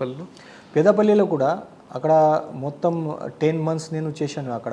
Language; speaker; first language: Telugu; non-native, learner; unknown